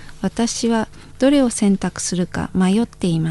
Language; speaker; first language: Japanese; non-native, fluent; Indonesian